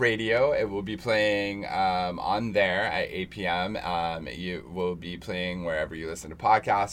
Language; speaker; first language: English; native; English